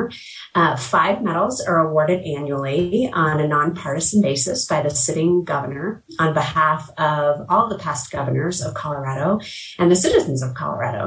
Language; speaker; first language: English; native; English